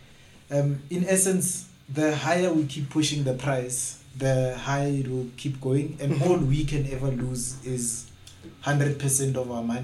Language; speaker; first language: English; non-native, local second language; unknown